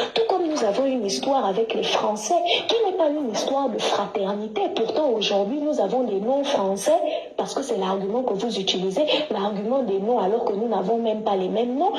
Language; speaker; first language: French; native; French